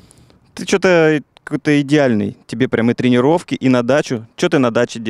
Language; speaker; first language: Russian; native; Russian